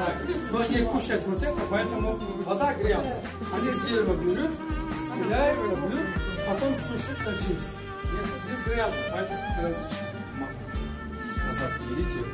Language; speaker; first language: Russian; non-native, learner; Turkish